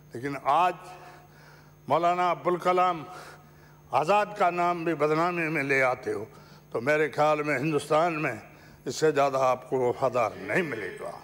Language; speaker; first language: Hindi; native; Hindi